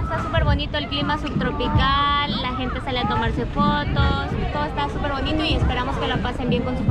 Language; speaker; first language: Spanish; native; Spanish